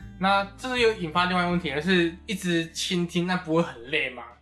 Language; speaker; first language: Chinese; native; Chinese